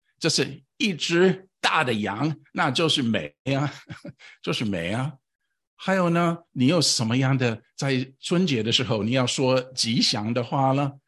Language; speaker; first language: Chinese; non-native, fluent; English